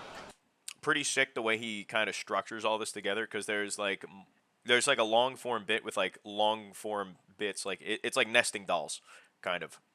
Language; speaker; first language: English; native; English